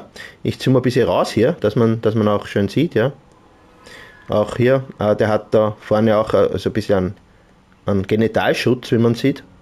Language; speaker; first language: German; native; German